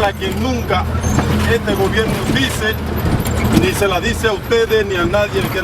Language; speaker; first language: Spanish; native; Spanish